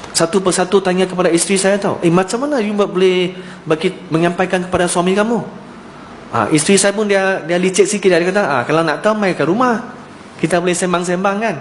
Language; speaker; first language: Malay; non-native, local second language; Chinese